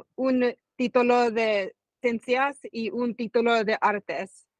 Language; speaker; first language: Spanish; early bilingual, heritage; Spanish